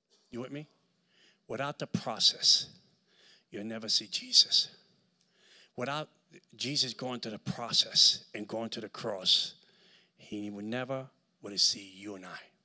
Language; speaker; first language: English; early bilingual, other home language; Spanish